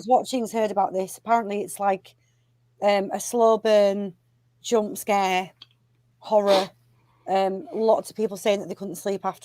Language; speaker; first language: English; native; English